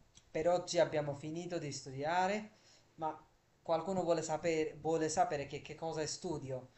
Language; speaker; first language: Italian; non-native, fluent; Bangla